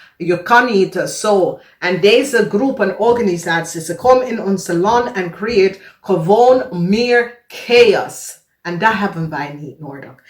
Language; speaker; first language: Dutch; non-native, fluent; English